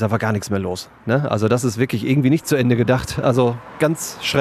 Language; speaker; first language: German; native; German